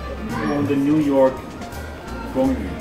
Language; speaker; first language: Chinese; non-native, fluent; German